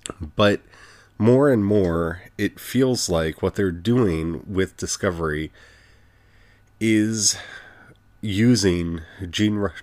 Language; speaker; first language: English; native; English